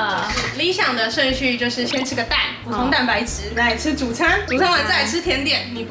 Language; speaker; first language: Chinese; native; Chinese